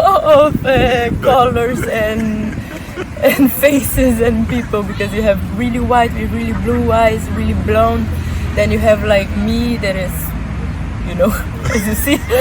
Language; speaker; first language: English; non-native, fluent; Portuguese